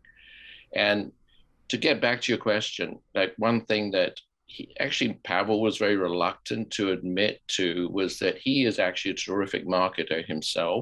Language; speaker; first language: English; native; English